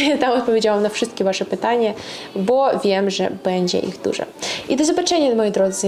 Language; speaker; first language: Polish; non-native, fluent; Russian